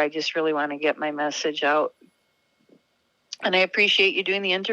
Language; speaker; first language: English; native; English